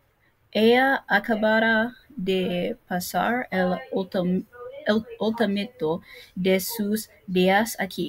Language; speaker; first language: Spanish; non-native, learner; English